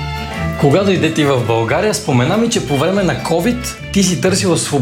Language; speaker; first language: Bulgarian; native; Bulgarian